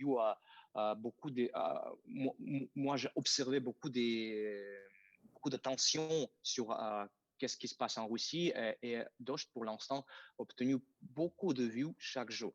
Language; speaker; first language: French; non-native, fluent; Russian